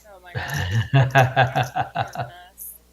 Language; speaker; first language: English; native; English